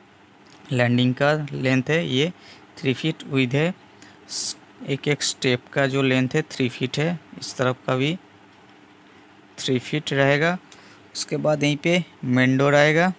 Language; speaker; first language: Hindi; non-native, local second language; Bangla